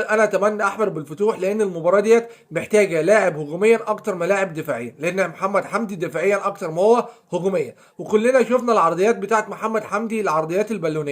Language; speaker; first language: Arabic; native; Arabic